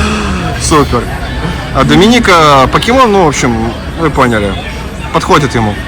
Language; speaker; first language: Russian; native; Russian